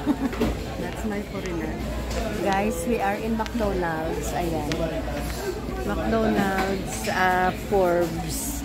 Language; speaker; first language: English; non-native, local second language; Hiligaynon